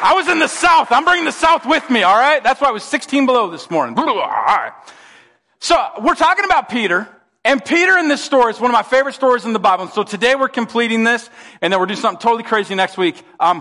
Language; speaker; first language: English; native; English